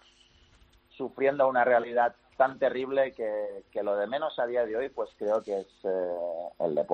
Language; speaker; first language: Spanish; native; Spanish